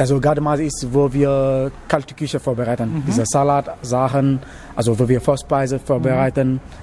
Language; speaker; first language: German; non-native, learner; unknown